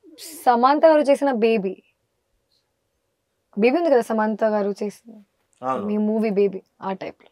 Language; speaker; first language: Telugu; non-native, local second language; Hindi